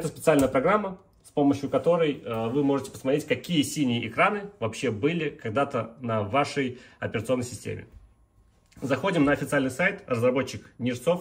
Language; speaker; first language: Russian; native; Russian